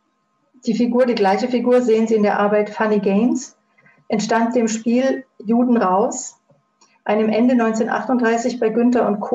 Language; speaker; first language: German; native; German